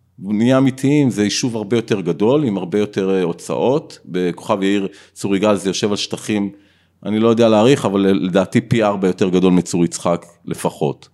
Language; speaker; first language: Hebrew; native; Hebrew